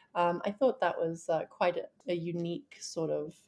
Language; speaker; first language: English; native; English